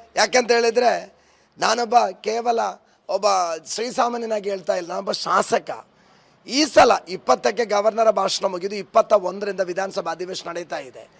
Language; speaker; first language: Kannada; native; Kannada